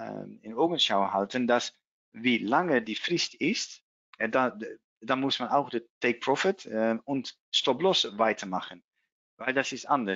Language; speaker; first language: German; non-native, learner; Dutch